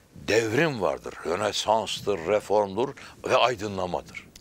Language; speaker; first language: Turkish; native; Turkish